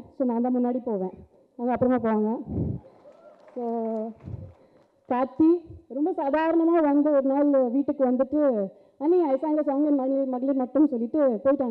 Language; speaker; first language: Tamil; non-native, fluent; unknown